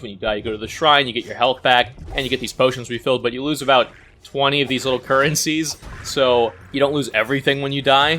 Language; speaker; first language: English; native; English